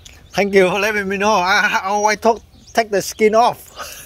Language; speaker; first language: English; non-native, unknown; Vietnamese